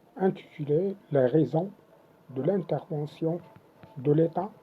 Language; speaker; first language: French; non-native, local second language; Arabic